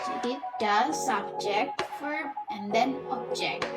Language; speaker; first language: English; non-native, fluent; Indonesian